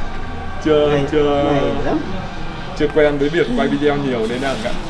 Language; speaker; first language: Vietnamese; native; Vietnamese